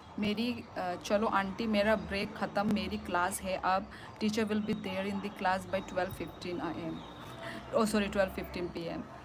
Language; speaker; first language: Hindi; non-native, local second language; Kok Borok